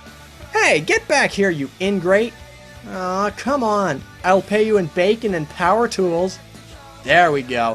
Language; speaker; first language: English; native; English